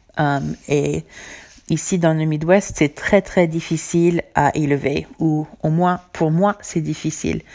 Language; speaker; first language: French; non-native, fluent; English